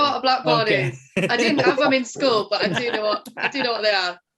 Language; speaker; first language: English; native; English